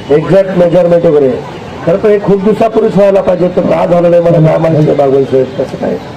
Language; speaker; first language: Marathi; native; Marathi